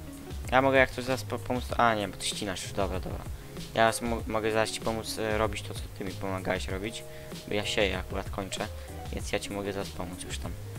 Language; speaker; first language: Polish; native; Polish